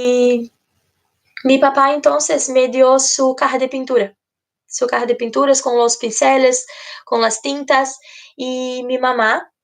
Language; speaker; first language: Spanish; non-native, fluent; Portuguese